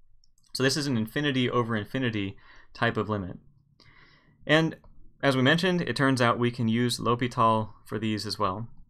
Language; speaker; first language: English; native; English